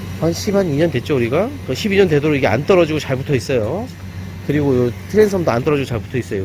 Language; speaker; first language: Korean; native; Korean